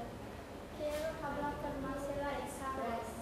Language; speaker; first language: Spanish; non-native, learner; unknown